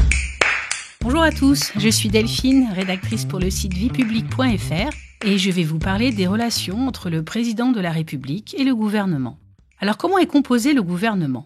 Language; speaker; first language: French; native; French